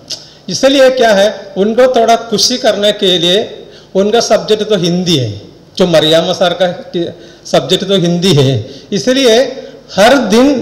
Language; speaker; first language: Hindi; non-native, local second language; Malayalam